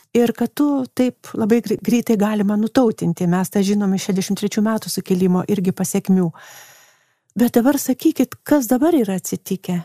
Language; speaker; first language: Lithuanian; native; Lithuanian